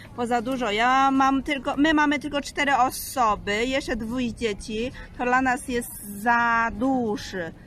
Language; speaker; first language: Polish; non-native, learner; Chinese